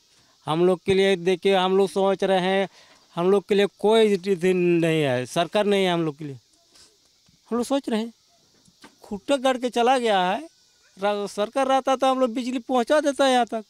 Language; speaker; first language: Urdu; non-native, local second language; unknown